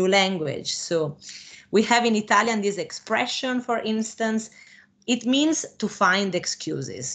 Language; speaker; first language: English; non-native, fluent; Italian